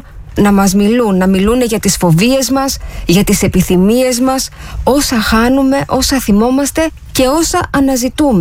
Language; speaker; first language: Greek; native; Greek